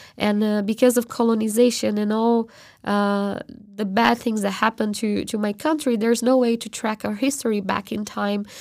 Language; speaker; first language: English; non-native, fluent; Portuguese